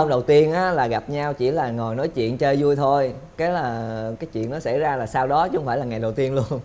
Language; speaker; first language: Vietnamese; native; Vietnamese